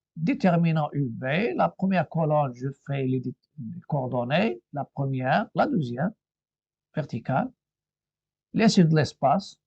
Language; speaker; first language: French; non-native, local second language; Arabic